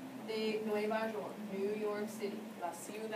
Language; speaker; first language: Spanish; non-native, fluent; English